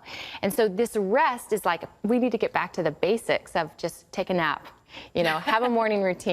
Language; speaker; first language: English; native; English